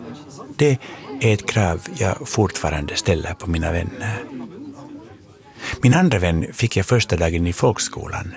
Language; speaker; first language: Swedish; native; Swedish